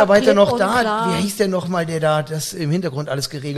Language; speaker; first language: German; native; German